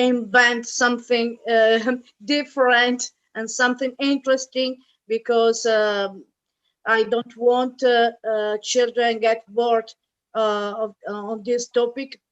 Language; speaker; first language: English; non-native, fluent; Italian